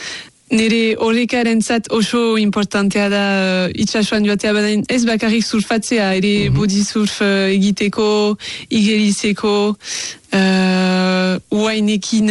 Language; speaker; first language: Basque; non-native, local second language; French